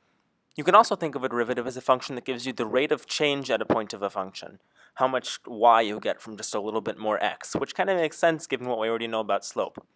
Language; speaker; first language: English; native; English